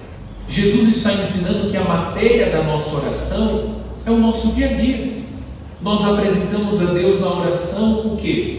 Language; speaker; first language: Portuguese; native; Portuguese